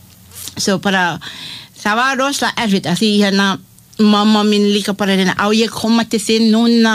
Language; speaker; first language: Icelandic; non-native, learner; Malay